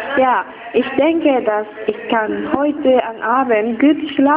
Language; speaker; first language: German; non-native, learner; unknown